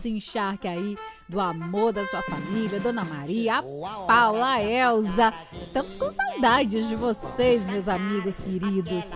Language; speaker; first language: Portuguese; native; Portuguese